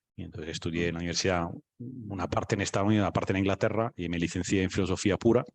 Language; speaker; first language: Spanish; non-native, fluent; English